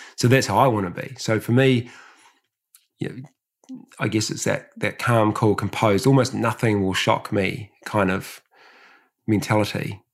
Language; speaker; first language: English; early bilingual, other home language; Samoan